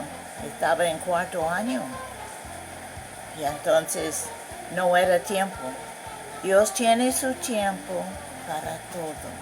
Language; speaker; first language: Spanish; non-native, fluent; English